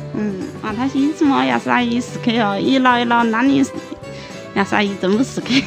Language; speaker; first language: Japanese; non-native, fluent; Chinese